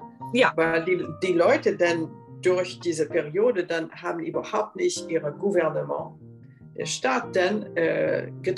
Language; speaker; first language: German; non-native, fluent; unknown